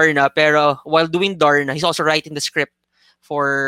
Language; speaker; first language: English; non-native, local second language; Filipino